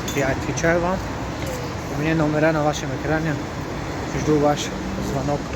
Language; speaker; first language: Russian; non-native, local second language; Tajik